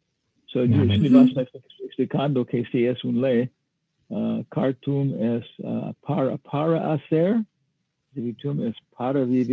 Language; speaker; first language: Spanish; non-native, learner; English